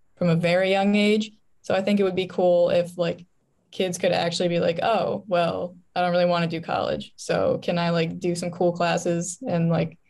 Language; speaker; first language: English; native; English